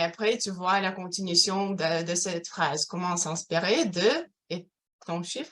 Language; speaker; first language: French; non-native, fluent; Russian